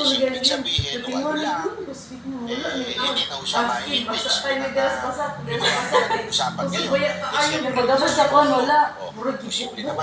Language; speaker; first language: Filipino; non-native, local second language; Cebuano